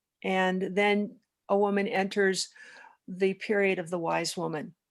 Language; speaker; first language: English; native; English